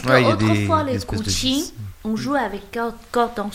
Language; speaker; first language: French; non-native, learner; Chinese